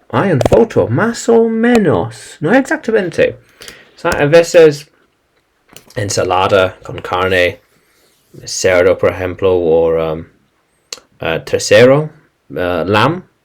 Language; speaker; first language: Spanish; non-native, learner; English